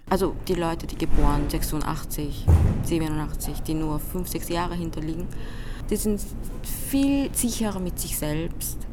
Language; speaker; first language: German; non-native, fluent; Korean